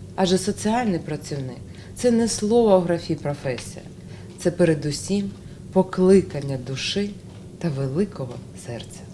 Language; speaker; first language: Ukrainian; non-native, local second language; Russian